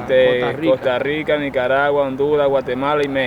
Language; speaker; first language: Spanish; native; Spanish